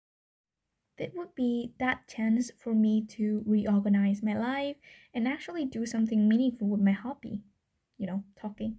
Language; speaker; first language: English; non-native, fluent; Vietnamese